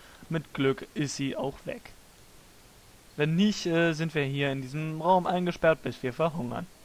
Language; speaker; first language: German; native; German